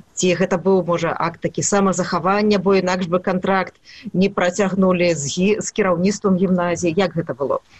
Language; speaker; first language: Belarusian; native; Belarusian